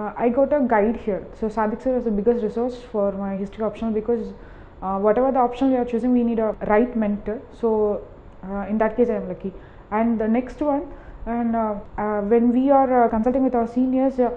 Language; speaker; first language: English; non-native, local second language; Tamil